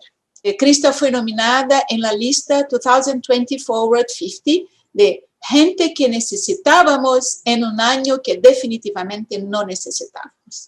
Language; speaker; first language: Spanish; non-native, fluent; Portuguese